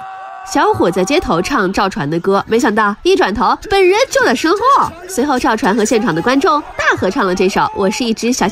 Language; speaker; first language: Chinese; native; Chinese